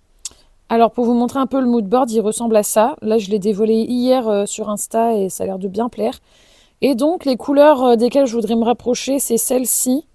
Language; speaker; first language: French; native; French